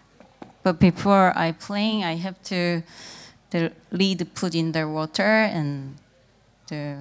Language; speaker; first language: English; non-native, learner; Korean